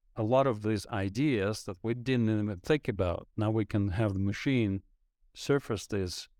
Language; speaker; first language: English; non-native, fluent; Ukrainian